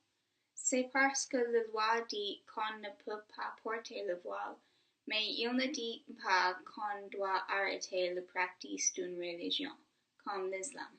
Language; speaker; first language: French; non-native, fluent; English